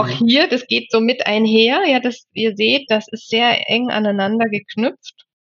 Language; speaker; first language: German; native; German